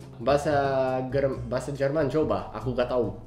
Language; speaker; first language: Indonesian; non-native, fluent; English